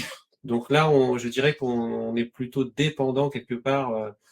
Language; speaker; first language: French; native; French